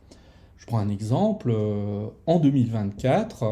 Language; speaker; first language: French; native; French